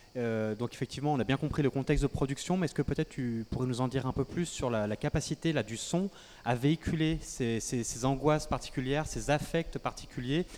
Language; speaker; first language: French; native; French